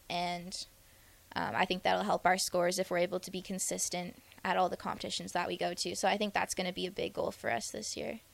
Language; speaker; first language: English; non-native, local second language; French